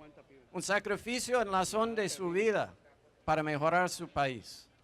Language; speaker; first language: Spanish; non-native, fluent; English